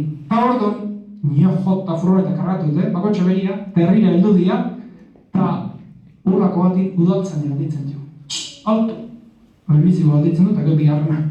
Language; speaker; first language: Basque; native; Basque